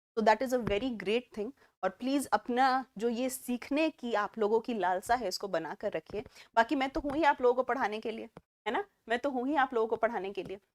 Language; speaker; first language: Hindi; native; Hindi